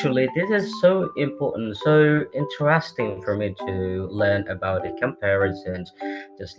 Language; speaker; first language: English; non-native, learner; Indonesian